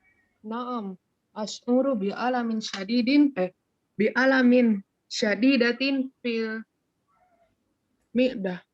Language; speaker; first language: Arabic; non-native, learner; Indonesian